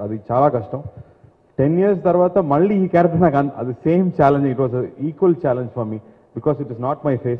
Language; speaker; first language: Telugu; non-native, learner; Tamil